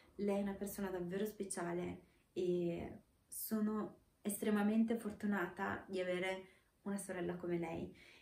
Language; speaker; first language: Italian; non-native, fluent; Romanian